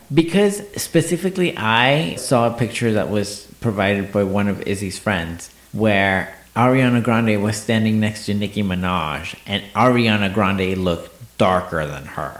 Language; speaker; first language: English; non-native, fluent; Spanish